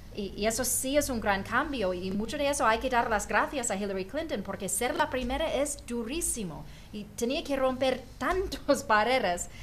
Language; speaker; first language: Spanish; non-native, fluent; English